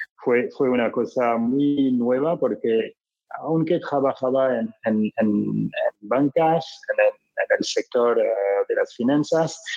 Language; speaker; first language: Spanish; non-native, learner; French